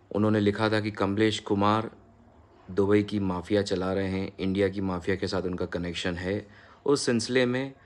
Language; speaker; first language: Hindi; native; Hindi